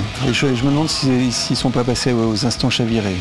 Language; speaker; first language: French; native; French